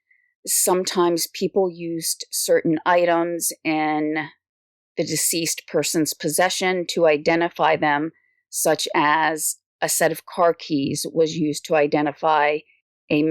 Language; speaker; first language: English; native; English